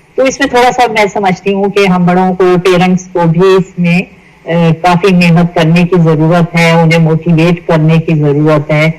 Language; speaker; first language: Urdu; native; Urdu